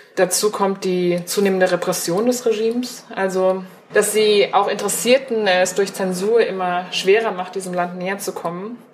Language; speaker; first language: German; early bilingual, other home language; Chinese